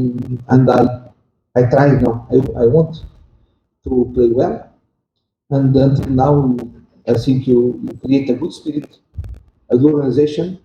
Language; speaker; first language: English; non-native, learner; Portuguese